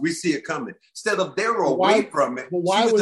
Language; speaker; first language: English; native; English